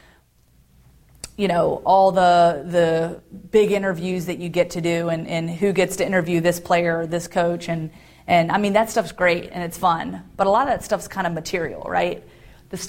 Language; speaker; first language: English; native; English